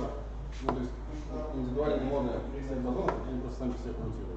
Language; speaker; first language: Russian; native; Russian